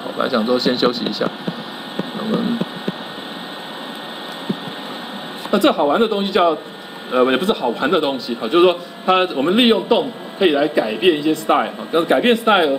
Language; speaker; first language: Chinese; native; Chinese